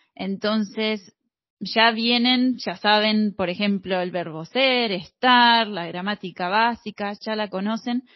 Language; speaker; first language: Spanish; native; Spanish